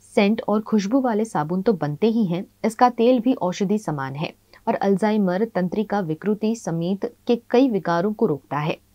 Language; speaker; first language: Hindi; non-native, local second language; Gujarati